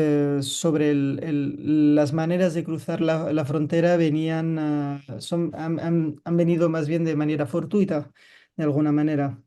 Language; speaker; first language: Spanish; non-native, fluent; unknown